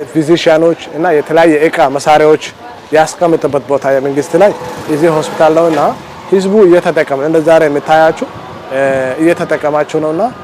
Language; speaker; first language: Amharic; non-native, local second language; Somali